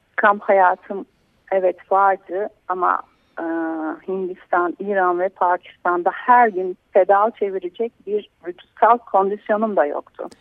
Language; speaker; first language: Turkish; native; Turkish